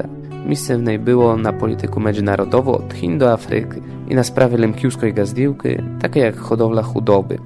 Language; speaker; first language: Polish; non-native, local second language; Rusyn